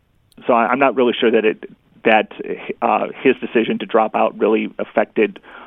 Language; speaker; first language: English; native; English